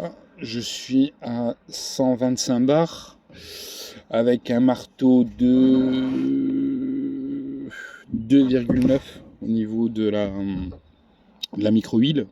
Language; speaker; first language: French; native; French